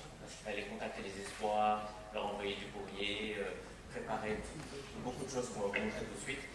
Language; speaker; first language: French; non-native, local second language; Arabic